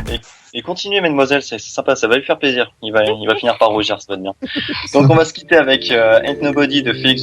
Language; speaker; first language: French; native; French